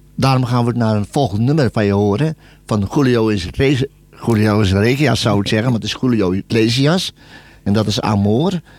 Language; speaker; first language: Dutch; native; Dutch